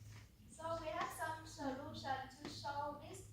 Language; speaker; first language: English; non-native, learner; Vietnamese